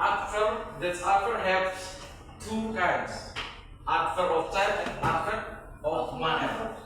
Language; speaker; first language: English; non-native, learner; Indonesian